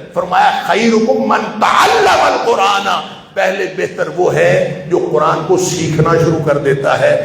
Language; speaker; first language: Urdu; non-native, local second language; Punjabi